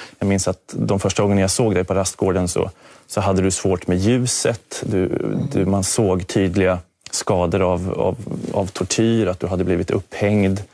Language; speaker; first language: Swedish; native; Swedish